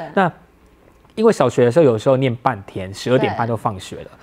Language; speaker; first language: Chinese; native; Chinese